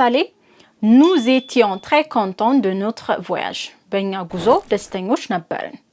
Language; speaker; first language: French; non-native, fluent; Amharic